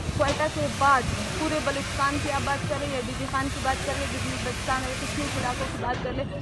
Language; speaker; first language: Urdu; non-native, local second language; Baluchi